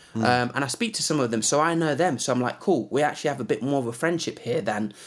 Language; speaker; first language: English; native; English